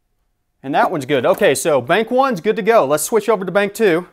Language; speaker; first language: English; native; English